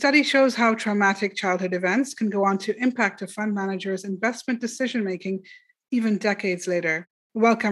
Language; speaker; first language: English; non-native, local second language; Urdu